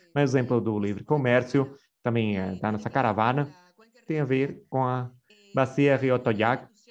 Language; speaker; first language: Portuguese; non-native, fluent; Spanish